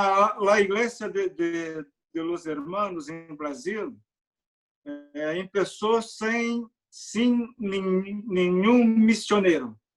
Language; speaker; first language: Spanish; non-native, learner; Portuguese